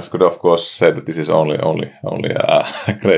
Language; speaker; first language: English; non-native, fluent; Finnish